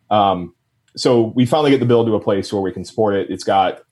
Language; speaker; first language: English; native; English